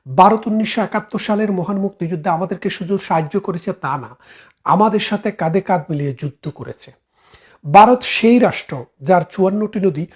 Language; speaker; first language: Bangla; native; Bangla